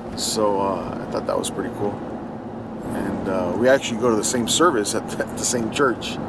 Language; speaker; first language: English; early bilingual, other home language; Spanish